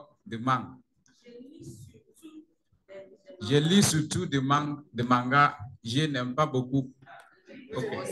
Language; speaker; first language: French; non-native, learner; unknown